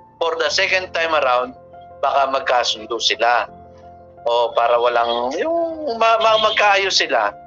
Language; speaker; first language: Filipino; non-native, local second language; Bikol